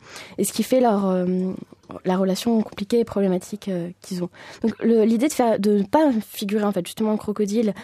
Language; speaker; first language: French; native; French